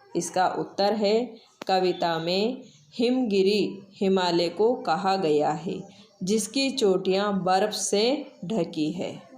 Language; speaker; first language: Hindi; native; Hindi